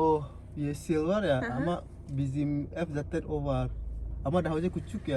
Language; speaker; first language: Turkish; non-native, learner; Indonesian